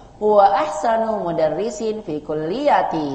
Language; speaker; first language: Arabic; non-native, fluent; Indonesian